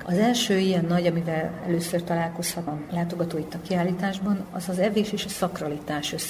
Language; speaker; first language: Hungarian; native; Hungarian